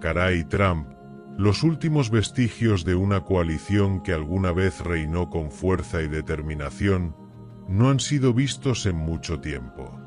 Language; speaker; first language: Spanish; native; Spanish